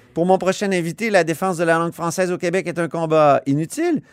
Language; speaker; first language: French; native; French